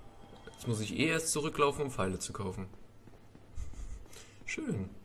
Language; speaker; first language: German; native; German